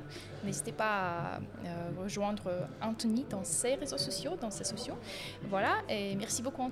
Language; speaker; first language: French; non-native, fluent; Polish